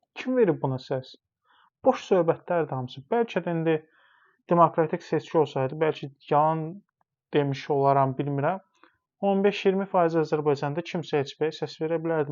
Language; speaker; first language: Azerbaijani; non-native, local second language; Talysh